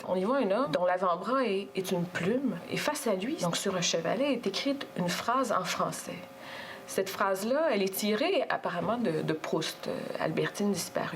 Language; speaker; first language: French; native; French